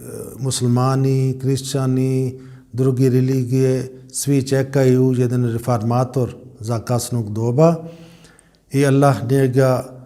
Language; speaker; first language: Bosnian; non-native, learner; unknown